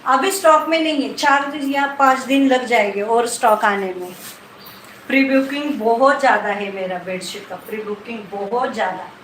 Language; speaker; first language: Hindi; non-native, local second language; Marathi